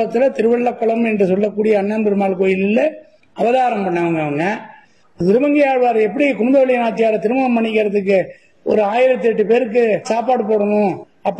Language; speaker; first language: Tamil; native; Tamil